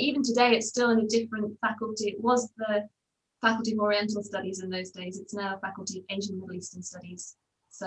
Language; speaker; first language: English; native; English